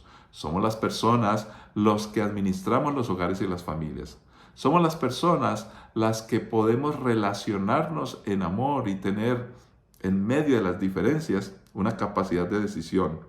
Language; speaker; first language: Spanish; native; Spanish